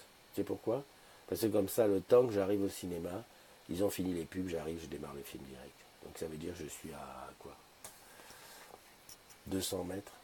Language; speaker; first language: French; native; French